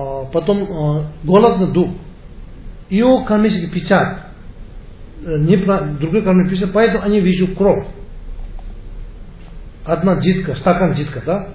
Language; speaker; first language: Russian; non-native, learner; Tibetan